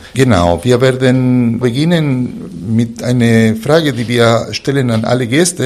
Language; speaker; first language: German; non-native, fluent; Spanish